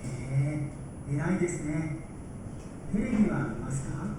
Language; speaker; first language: Japanese; non-native, learner; Indonesian